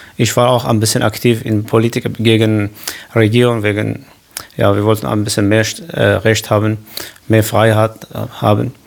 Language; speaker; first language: German; non-native, learner; Kurdish